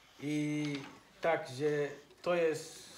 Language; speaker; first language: Polish; non-native, learner; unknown